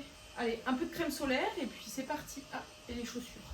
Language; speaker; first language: French; native; French